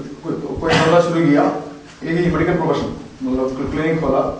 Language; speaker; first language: Hindi; non-native, local second language; Malayalam